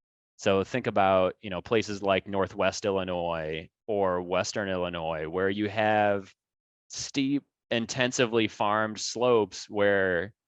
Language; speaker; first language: English; native; English